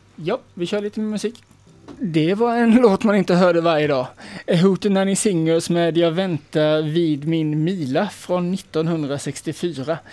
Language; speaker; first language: Swedish; native; Swedish